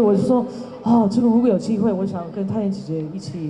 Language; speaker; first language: Chinese; early bilingual, heritage; English